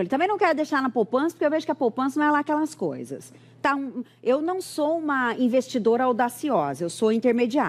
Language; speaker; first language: Portuguese; native; Portuguese